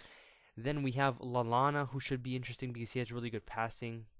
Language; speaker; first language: English; native; English